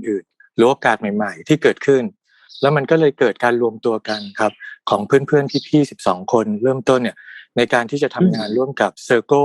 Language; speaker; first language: Thai; native; Thai